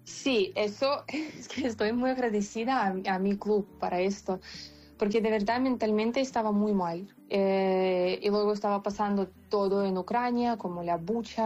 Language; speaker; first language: Spanish; non-native, fluent; Ukrainian